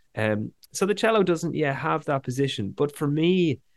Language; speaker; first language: English; native; English